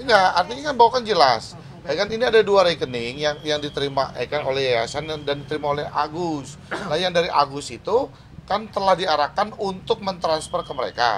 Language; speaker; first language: Indonesian; native; Indonesian